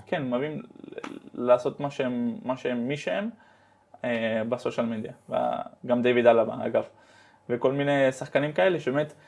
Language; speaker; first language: Hebrew; early bilingual, heritage; Hebrew